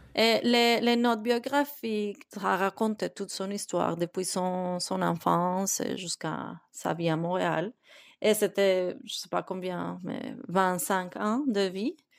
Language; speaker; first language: French; non-native, fluent; Spanish